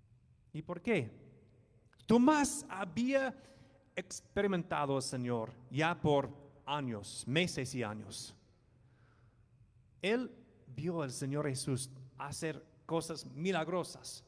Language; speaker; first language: Spanish; non-native, fluent; English